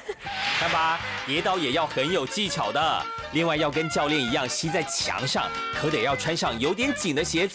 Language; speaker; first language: Chinese; native; Chinese